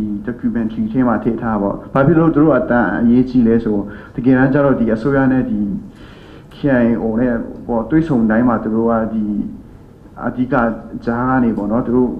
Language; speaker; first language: Burmese; non-native, local second language; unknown